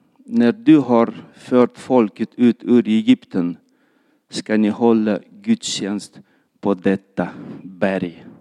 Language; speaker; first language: Swedish; non-native, fluent; Kyrgyz